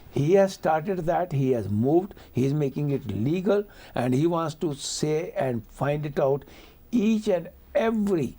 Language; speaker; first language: English; non-native, local second language; Urdu